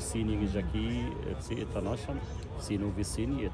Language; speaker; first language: Russian; non-native, learner; Arabic